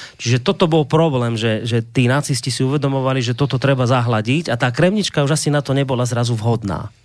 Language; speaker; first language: Slovak; native; Slovak